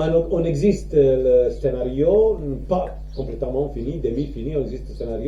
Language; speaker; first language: French; non-native, learner; Croatian